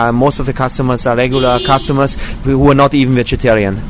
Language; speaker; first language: English; non-native, fluent; German